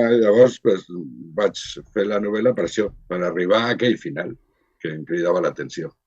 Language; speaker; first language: Catalan; non-native, local second language; Spanish